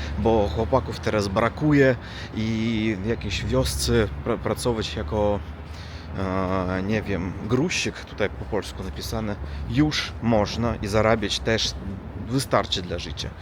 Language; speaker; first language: Polish; non-native, learner; Russian